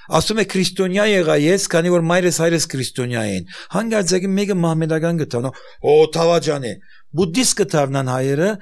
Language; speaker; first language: Armenian; early bilingual, heritage; Armenian